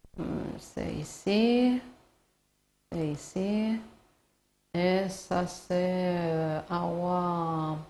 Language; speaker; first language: French; non-native, learner; Spanish